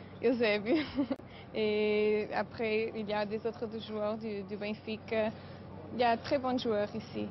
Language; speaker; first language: French; non-native, learner; Portuguese